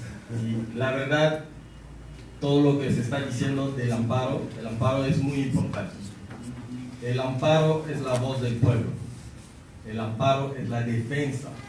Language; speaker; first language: Spanish; non-native, fluent; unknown